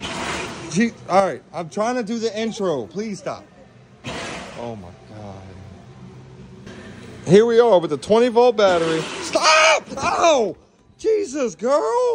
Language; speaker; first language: English; native; English